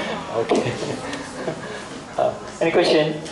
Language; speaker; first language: English; non-native, learner; Chinese